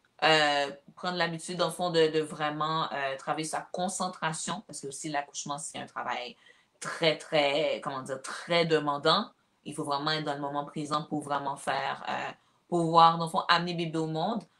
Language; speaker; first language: French; native; French